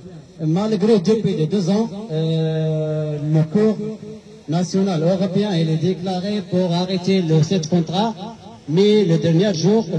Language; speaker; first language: French; non-native, learner; Arabic